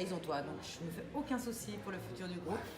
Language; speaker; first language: French; native; French